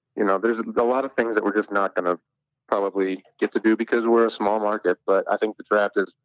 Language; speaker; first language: English; native; English